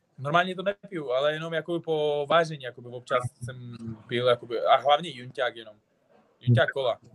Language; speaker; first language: Czech; non-native, fluent; Uzbek